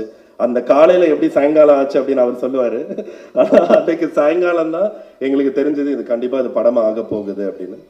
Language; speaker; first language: Tamil; native; Tamil